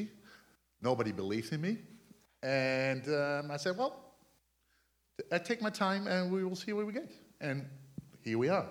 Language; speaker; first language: English; non-native, fluent; Dutch